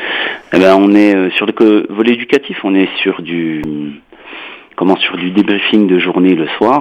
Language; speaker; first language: French; native; French